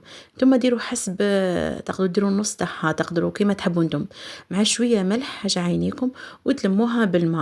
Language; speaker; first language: Arabic; native; Arabic